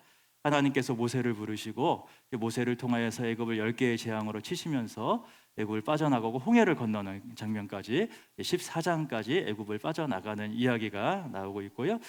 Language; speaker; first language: Korean; native; Korean